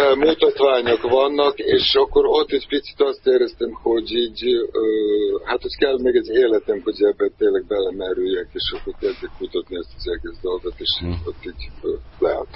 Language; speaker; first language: Hungarian; non-native, fluent; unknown